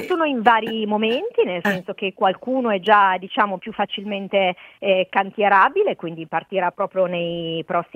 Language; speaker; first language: Italian; native; Italian